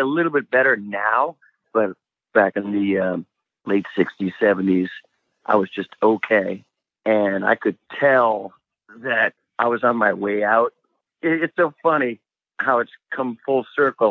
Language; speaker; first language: English; native; English